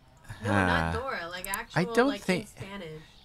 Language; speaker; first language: English; native; English